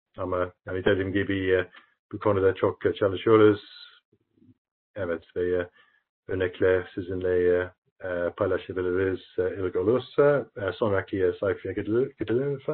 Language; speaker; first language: Turkish; non-native, learner; English